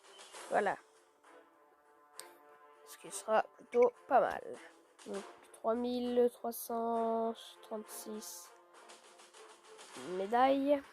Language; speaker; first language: French; native; French